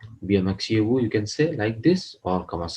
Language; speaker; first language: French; non-native, learner; Urdu